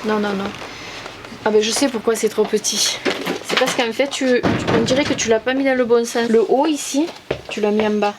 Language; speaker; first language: French; native; French